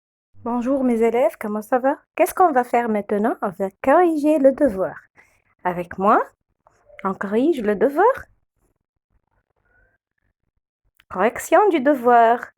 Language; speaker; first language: French; non-native, fluent; Arabic